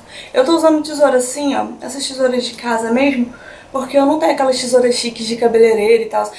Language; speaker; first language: Portuguese; native; Portuguese